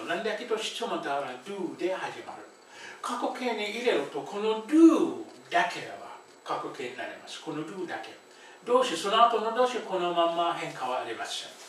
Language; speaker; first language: Japanese; non-native, fluent; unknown